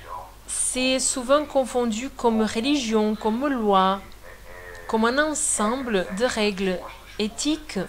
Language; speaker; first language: French; non-native, fluent; Portuguese